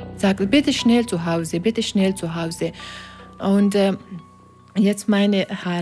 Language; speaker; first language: German; non-native, learner; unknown